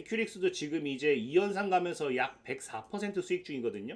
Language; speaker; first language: Korean; native; Korean